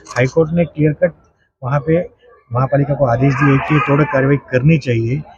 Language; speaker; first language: Hindi; non-native, local second language; Marathi